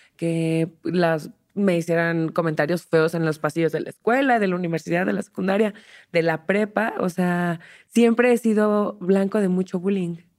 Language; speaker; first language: Spanish; native; Spanish